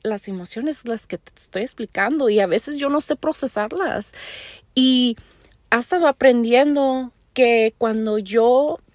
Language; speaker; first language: Spanish; early bilingual, heritage; Spanish